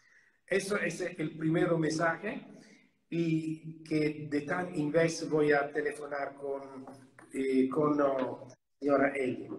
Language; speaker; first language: Spanish; non-native, fluent; Italian